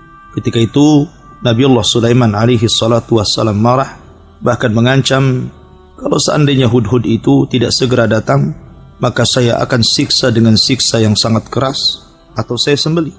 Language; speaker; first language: Indonesian; native; Indonesian